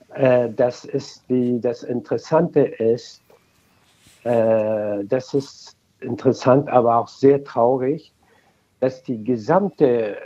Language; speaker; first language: German; non-native, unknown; Persian